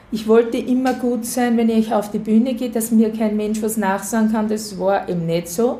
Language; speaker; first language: German; native; German